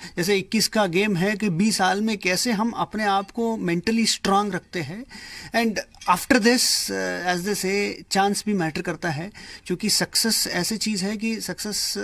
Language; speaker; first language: Hindi; non-native, local second language; Kannada